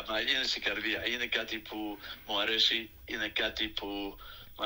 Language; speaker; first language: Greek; early bilingual, heritage; Greek